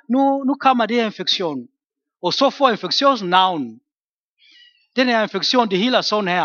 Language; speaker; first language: Danish; non-native, fluent; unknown